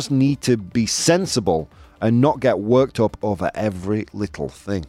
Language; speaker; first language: English; native; English